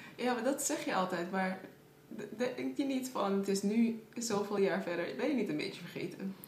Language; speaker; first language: Dutch; early bilingual, other home language; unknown